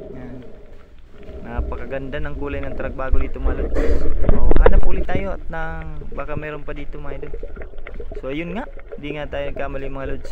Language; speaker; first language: Filipino; non-native, local second language; Bikol